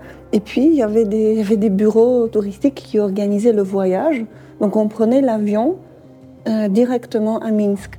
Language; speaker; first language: French; non-native, fluent; Polish